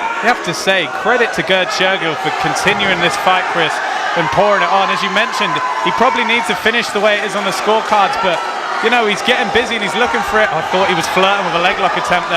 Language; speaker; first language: English; native; English